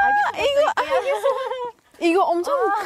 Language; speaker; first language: Korean; non-native, fluent; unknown